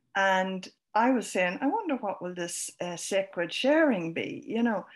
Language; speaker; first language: English; native; English